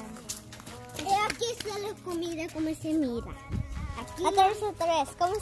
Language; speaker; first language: Spanish; early bilingual, heritage; Spanish